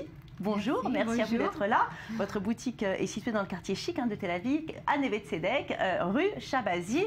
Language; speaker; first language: French; native; French